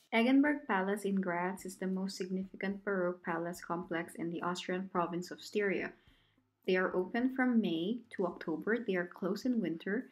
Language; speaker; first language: English; non-native, local second language; Filipino